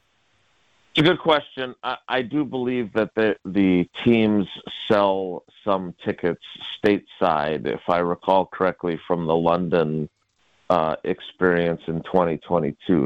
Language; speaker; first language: English; native; English